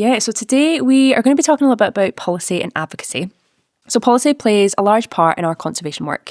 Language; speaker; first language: English; native; English